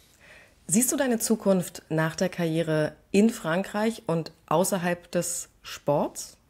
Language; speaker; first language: German; native; German